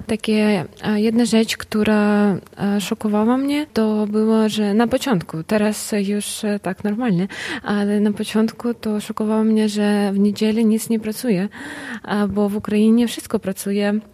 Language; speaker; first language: Polish; non-native, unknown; Ukrainian